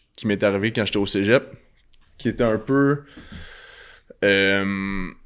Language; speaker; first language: French; native; French